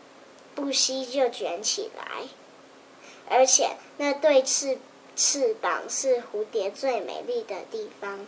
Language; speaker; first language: Chinese; native; Chinese